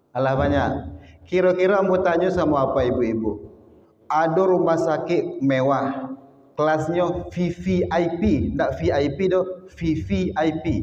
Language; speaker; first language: Malay; non-native, local second language; Minangkabau